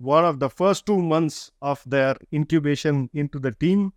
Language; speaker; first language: English; non-native, local second language; Tamil